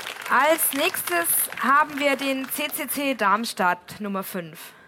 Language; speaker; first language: German; native; German